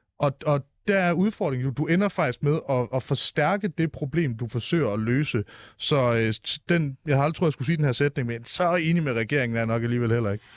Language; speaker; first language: Danish; native; Danish